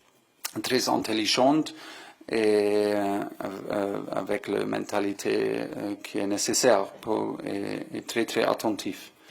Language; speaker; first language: French; non-native, fluent; German